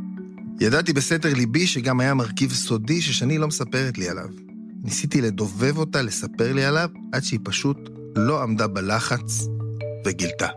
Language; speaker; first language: Hebrew; native; Hebrew